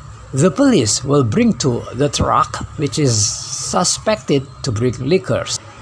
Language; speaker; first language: English; non-native, fluent; Indonesian